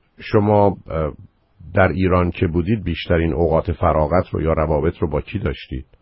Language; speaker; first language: Persian; native; Persian